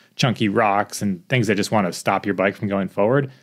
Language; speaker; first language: English; native; English